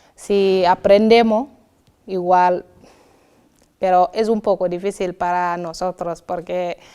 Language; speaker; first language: Spanish; non-native, fluent; Wolof